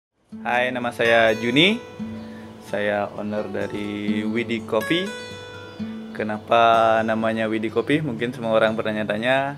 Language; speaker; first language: Indonesian; non-native, local second language; Balinese